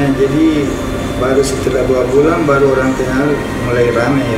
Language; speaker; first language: Indonesian; non-native, fluent; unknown